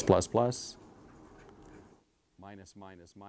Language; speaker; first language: English; native; English